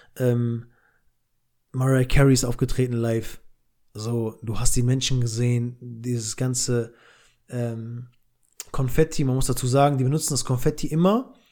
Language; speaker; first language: German; early bilingual, other home language; Albanian